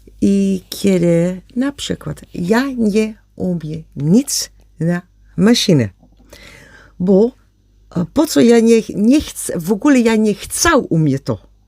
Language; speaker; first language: Polish; non-native, learner; Dutch